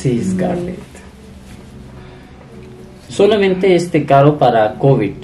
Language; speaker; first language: Spanish; non-native, learner; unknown